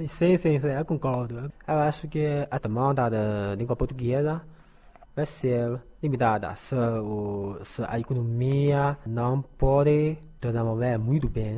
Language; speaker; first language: Portuguese; non-native, learner; Chinese